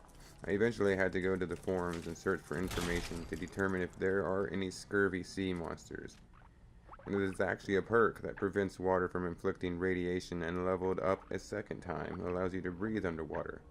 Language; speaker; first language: English; native; English